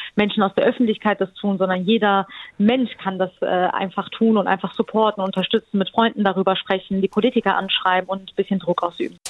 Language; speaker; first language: German; early bilingual, other home language; Persian